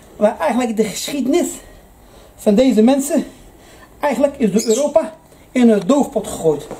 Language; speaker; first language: Dutch; early bilingual, other home language; Arabic